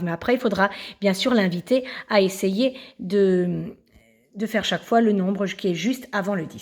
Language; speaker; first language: French; native; French